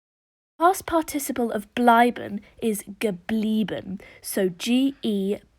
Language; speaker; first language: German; non-native, learner; English